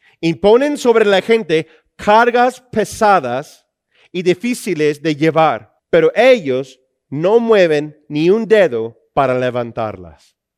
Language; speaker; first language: Spanish; non-native, fluent; English